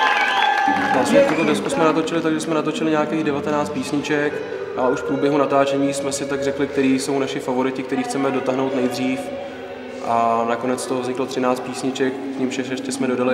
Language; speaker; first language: Czech; native; Czech